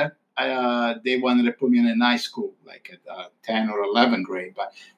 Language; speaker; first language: English; non-native, fluent; Italian